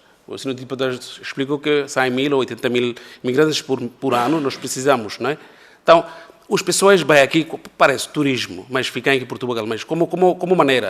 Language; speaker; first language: Portuguese; non-native, learner; Bangla